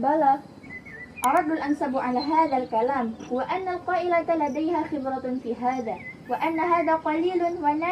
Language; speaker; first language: Arabic; non-native, fluent; Indonesian